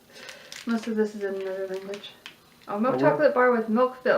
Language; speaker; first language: English; native; English